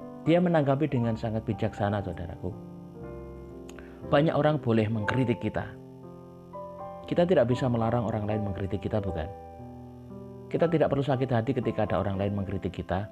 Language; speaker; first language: Indonesian; native; Indonesian